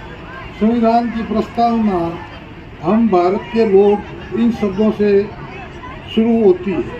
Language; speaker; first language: Hindi; native; Hindi